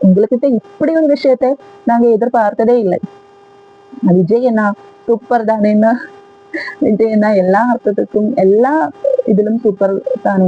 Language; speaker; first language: Tamil; non-native, learner; Malayalam